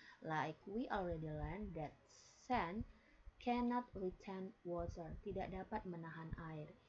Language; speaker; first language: English; non-native, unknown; Indonesian